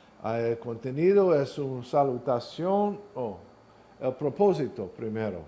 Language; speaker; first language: Spanish; non-native, learner; English